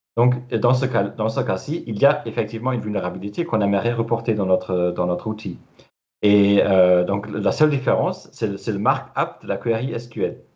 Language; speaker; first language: French; non-native, fluent; German